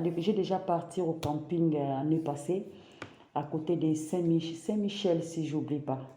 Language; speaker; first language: French; non-native, local second language; Lingala